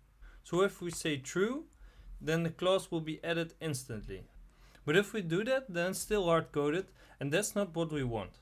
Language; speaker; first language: English; non-native, fluent; Dutch